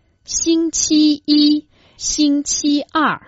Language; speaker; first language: Chinese; non-native, fluent; Croatian